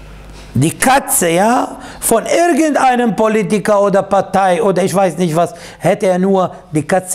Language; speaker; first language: German; non-native, fluent; Arabic